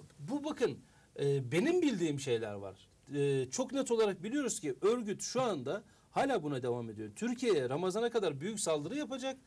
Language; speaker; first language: Turkish; native; Turkish